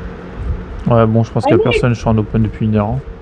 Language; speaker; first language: French; native; French